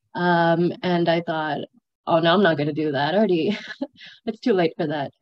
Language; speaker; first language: English; non-native, fluent; Sinhala